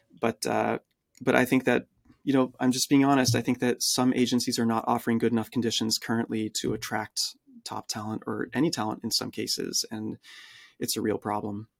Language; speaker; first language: English; early bilingual, other home language; French